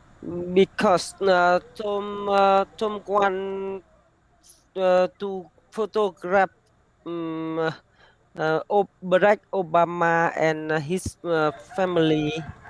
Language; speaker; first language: English; non-native, learner; Vietnamese